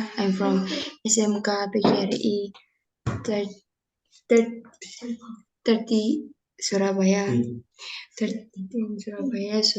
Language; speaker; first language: English; non-native, learner; Indonesian